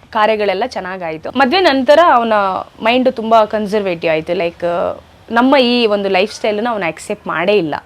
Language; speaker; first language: Kannada; non-native, local second language; Urdu